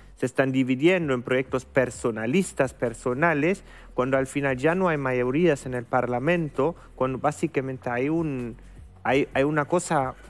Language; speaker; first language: Spanish; non-native, fluent; German